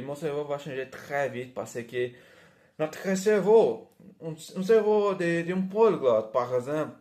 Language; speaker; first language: French; non-native, learner; Portuguese